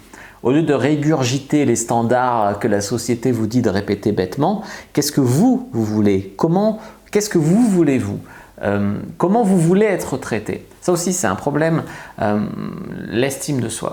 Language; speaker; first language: French; native; French